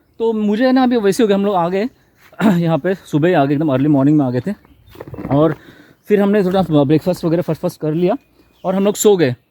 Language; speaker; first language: Hindi; non-native, local second language; Marathi